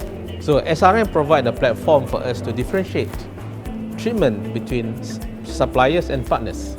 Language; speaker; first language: English; non-native, local second language; Malay